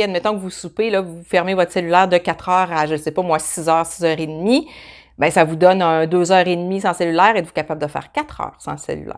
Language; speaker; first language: French; native; French